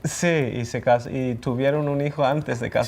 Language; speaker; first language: Spanish; early bilingual, heritage; English